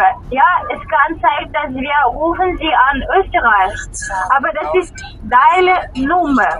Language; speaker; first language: German; non-native, learner; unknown